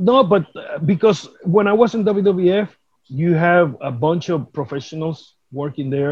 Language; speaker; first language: English; non-native, learner; Spanish